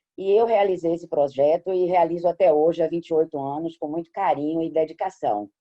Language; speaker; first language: Portuguese; native; Portuguese